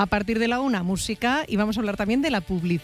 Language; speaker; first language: Spanish; native; Spanish